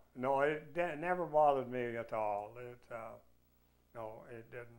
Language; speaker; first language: English; native; English